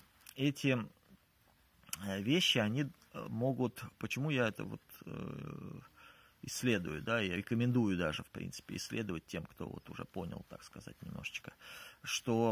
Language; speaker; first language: Russian; native; Russian